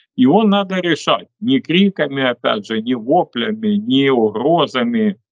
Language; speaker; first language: Russian; non-native, local second language; Ukrainian